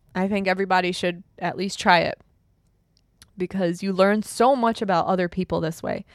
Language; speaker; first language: English; early bilingual, other home language; German